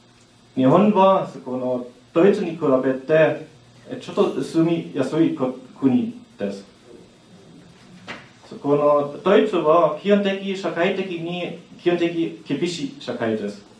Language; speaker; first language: Japanese; non-native, learner; German